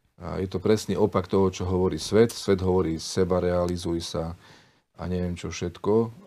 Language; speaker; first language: Slovak; native; Slovak